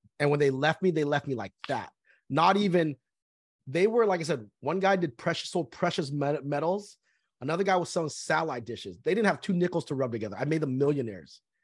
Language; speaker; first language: English; early bilingual, other home language; Vietnamese